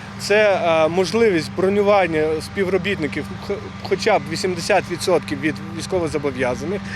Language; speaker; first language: Ukrainian; native; Ukrainian